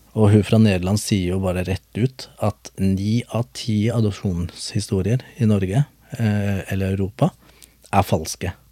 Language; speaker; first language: Norwegian; early bilingual, other home language; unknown